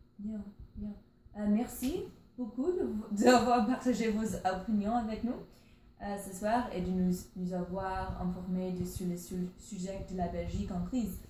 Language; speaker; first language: French; non-native, learner; English